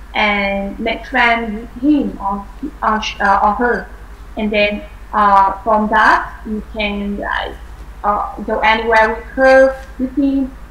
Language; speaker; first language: English; non-native, fluent; Vietnamese